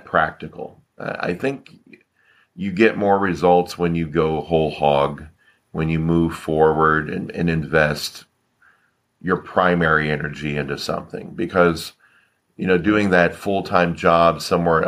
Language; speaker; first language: English; native; English